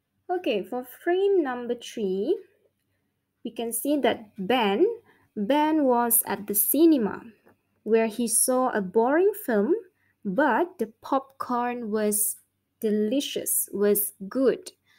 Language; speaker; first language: English; non-native, local second language; Malay